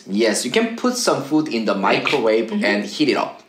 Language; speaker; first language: English; non-native, fluent; Korean